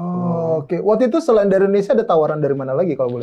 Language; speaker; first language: Indonesian; native; Indonesian